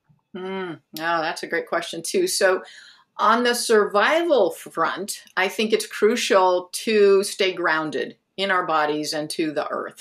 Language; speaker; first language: English; native; English